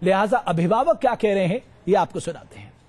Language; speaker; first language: Hindi; native; Hindi